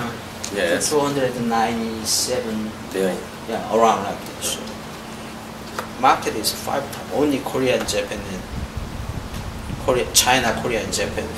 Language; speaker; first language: English; non-native, learner; Korean